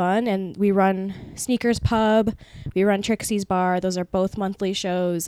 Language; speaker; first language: English; early bilingual, other home language; Spanish